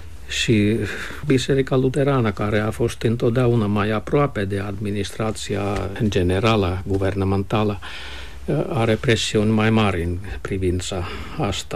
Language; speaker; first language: Romanian; non-native, fluent; Finnish